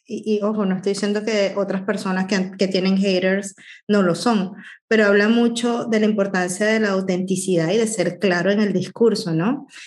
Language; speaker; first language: Spanish; native; Spanish